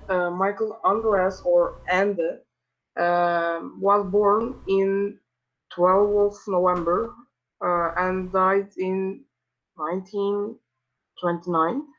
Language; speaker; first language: English; non-native, learner; Turkish